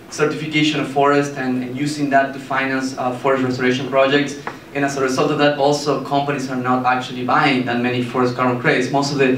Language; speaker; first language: English; non-native, fluent; Spanish